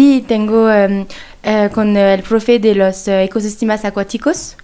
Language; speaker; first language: Spanish; non-native, learner; French